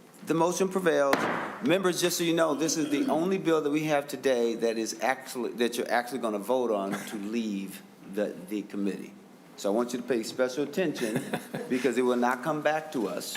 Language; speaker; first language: English; native; English